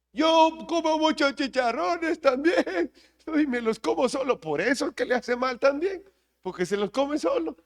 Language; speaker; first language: Spanish; native; Spanish